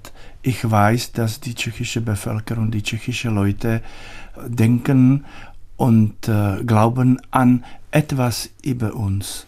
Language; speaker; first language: German; non-native, learner; Czech